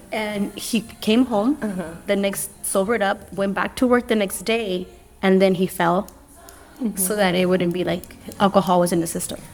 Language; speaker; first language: English; early bilingual, other home language; Spanish